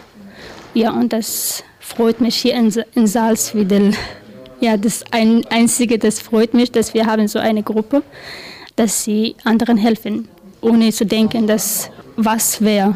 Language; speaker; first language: German; non-native, learner; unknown